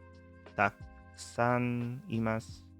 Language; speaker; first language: Japanese; non-native, learner; English